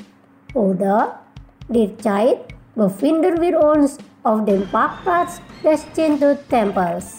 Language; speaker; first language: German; non-native, learner; Indonesian